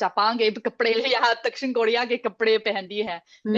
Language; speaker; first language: Hindi; non-native, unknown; Chinese